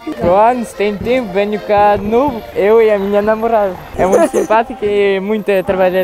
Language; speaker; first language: Portuguese; early bilingual, heritage; Portuguese